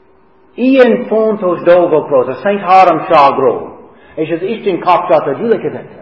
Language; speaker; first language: Hungarian; non-native, fluent; English